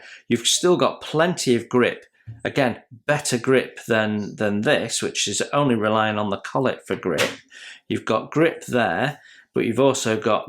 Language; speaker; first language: English; native; English